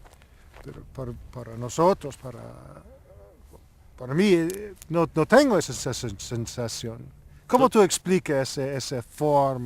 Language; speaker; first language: Spanish; non-native, learner; English